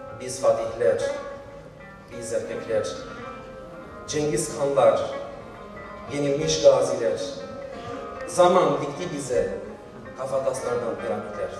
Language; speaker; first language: Turkish; non-native, fluent; Albanian